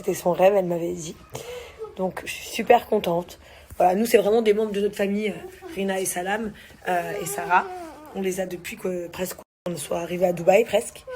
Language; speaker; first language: French; native; French